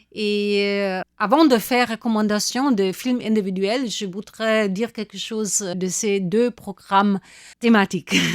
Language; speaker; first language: French; non-native, fluent; German